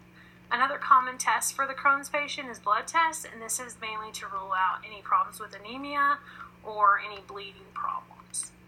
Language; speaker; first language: English; native; English